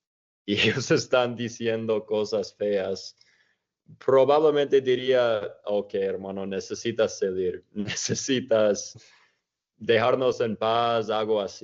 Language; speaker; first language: Spanish; non-native, fluent; English